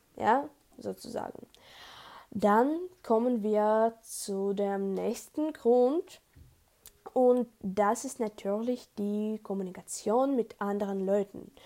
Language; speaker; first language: German; non-native, learner; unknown